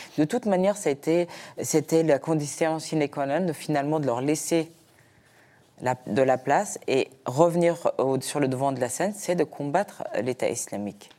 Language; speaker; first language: French; early bilingual, other home language; Persian